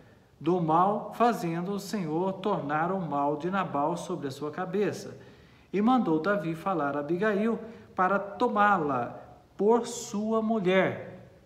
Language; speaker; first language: Portuguese; native; Portuguese